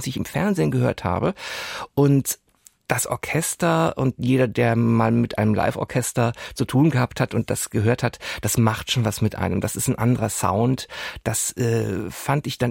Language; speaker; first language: German; non-native, local second language; French